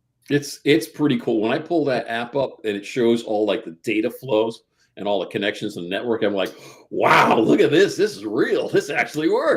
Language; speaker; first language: English; native; English